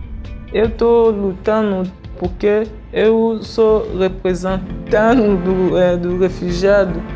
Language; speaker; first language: Portuguese; non-native, learner; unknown